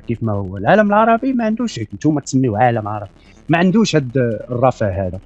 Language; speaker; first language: Arabic; native; Arabic